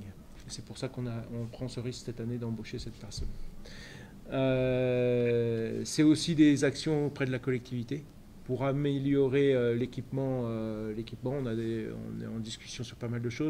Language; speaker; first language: French; native; French